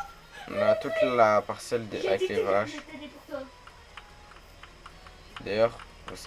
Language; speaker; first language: French; native; French